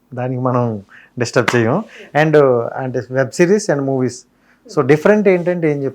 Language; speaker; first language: Telugu; native; Telugu